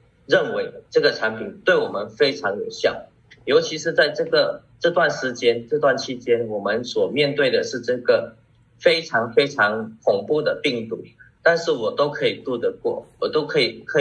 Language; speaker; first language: Chinese; early bilingual, heritage; Chinese